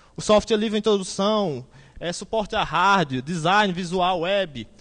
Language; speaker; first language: Portuguese; native; Portuguese